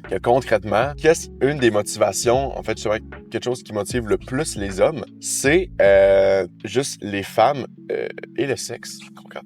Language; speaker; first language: French; native; French